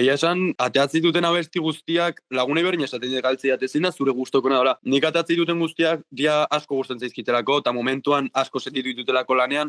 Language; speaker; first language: Basque; native; Basque